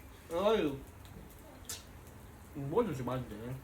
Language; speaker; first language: Italian; non-native, fluent; Filipino